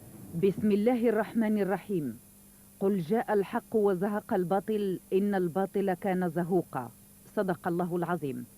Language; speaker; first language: Arabic; native; Arabic